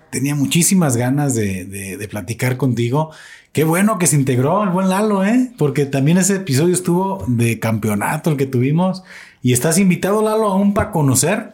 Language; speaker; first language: Spanish; native; Spanish